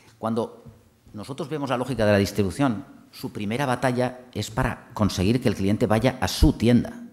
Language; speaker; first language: Spanish; non-native, local second language; Catalan